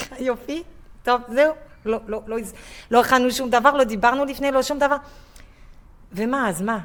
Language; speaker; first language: Hebrew; non-native, fluent; French